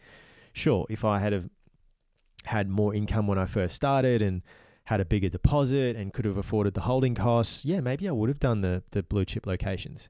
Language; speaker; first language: English; native; English